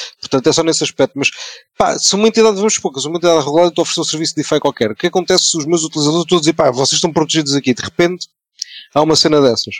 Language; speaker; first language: Portuguese; native; Portuguese